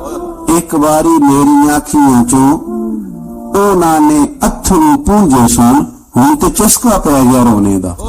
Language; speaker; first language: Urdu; non-native, local second language; Punjabi